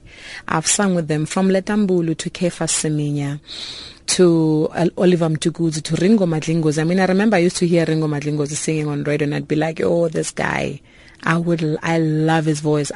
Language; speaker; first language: English; non-native, local second language; Northern Sotho